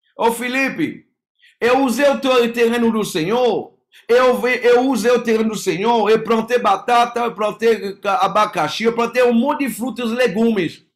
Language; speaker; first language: Portuguese; non-native, fluent; French